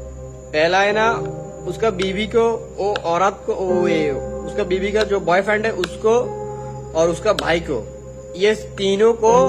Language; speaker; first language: Hindi; non-native, fluent; Bangla